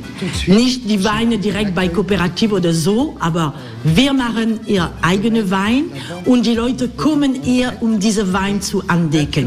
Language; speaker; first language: German; non-native, learner; French